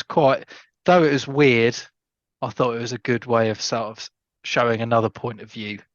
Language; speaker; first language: English; native; English